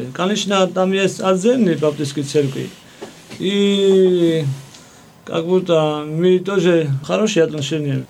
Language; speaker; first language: Russian; non-native, fluent; Georgian